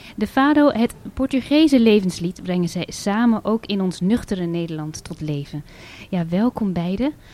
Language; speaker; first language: Dutch; native; Dutch